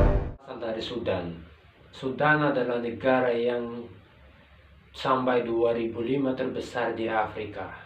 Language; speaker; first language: Indonesian; non-native, local second language; Arabic